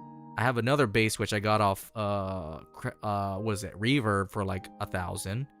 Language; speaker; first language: English; native; English